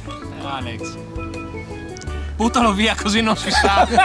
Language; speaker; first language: Italian; native; Italian